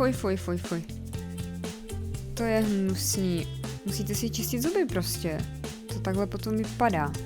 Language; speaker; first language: Czech; native; Czech